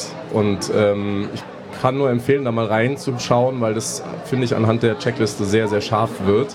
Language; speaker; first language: German; native; German